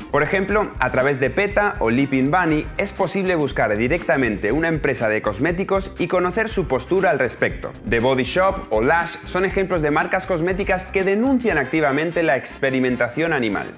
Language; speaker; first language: Spanish; native; Spanish